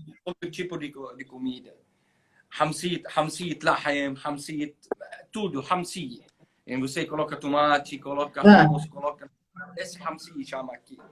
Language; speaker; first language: Portuguese; non-native, learner; Arabic